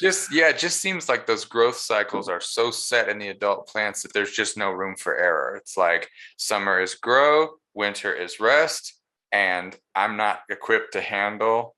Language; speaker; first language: English; native; English